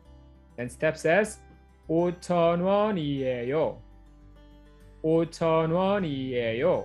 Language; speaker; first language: Korean; non-native, fluent; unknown